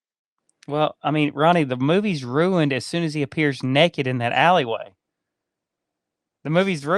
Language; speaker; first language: English; native; English